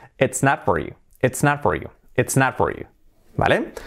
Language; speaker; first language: English; non-native, fluent; Spanish